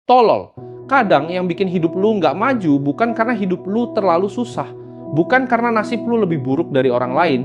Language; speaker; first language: Indonesian; native; Indonesian